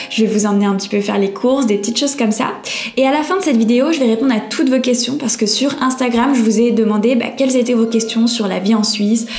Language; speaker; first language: French; native; French